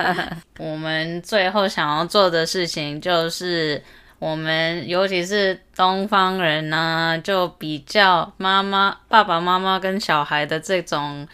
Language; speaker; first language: Chinese; early bilingual, heritage; Chinese